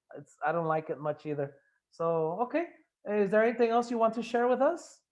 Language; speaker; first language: English; non-native, fluent; Spanish